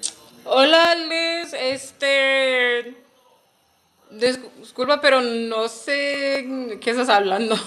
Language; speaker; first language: Spanish; non-native, learner; English